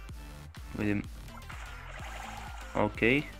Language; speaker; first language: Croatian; early bilingual, heritage; Croatian